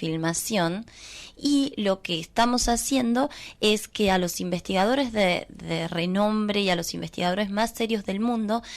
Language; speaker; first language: Spanish; native; Spanish